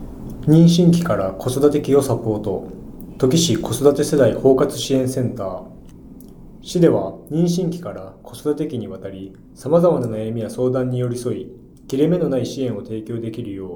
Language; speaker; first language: Japanese; native; Japanese